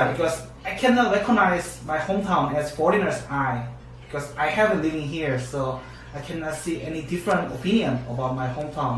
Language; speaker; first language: English; non-native, learner; Korean